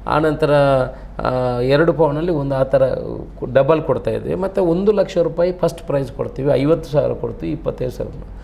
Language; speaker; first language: Kannada; non-native, local second language; Tulu